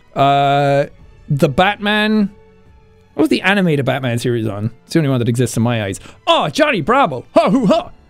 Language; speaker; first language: English; native; English